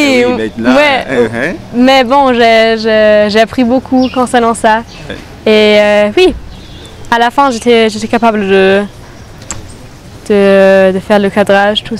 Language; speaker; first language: French; non-native, fluent; German